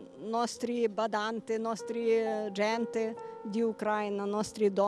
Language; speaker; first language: Italian; non-native, learner; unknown